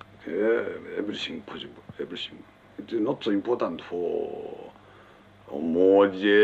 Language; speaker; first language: English; non-native, learner; Japanese